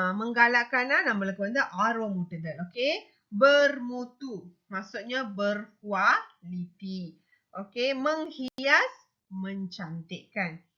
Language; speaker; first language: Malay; non-native, local second language; Tamil